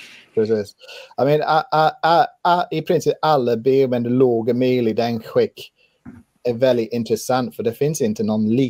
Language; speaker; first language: Swedish; non-native, fluent; English